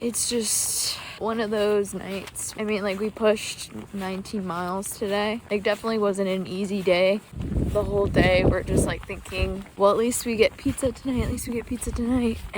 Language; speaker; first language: English; native; English